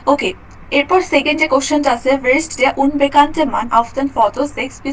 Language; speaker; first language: German; non-native, learner; Bangla